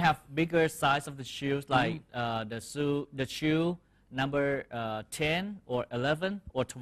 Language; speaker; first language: English; non-native, fluent; Thai